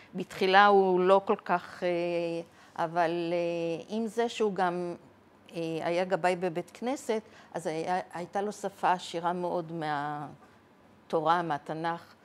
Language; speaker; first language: Hebrew; early bilingual, other home language; Arabic